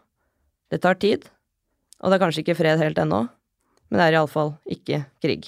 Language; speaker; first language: Norwegian; early bilingual, other home language; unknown